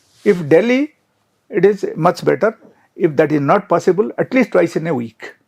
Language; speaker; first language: English; non-native, local second language; Telugu